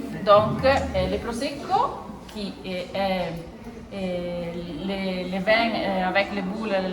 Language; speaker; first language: French; non-native, fluent; Italian